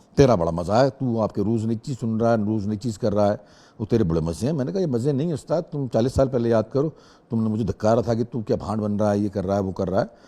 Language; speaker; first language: Hindi; native; Hindi